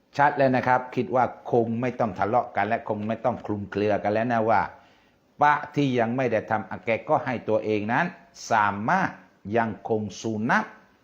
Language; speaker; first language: Thai; non-native, local second language; Malay